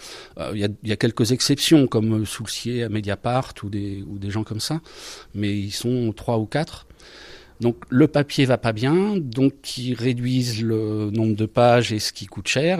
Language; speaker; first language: French; native; French